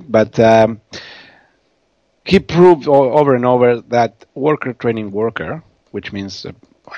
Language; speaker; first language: English; non-native, fluent; Spanish